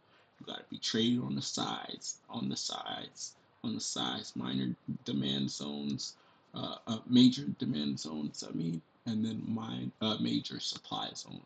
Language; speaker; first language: English; native; English